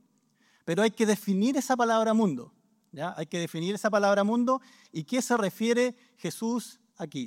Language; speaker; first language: Spanish; native; Spanish